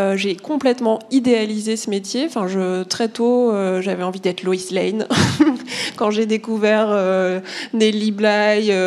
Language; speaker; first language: French; native; French